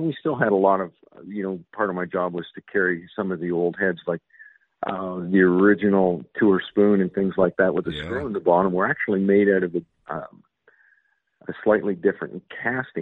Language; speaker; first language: English; native; English